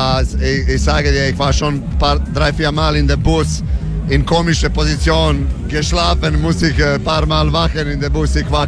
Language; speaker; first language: German; non-native, learner; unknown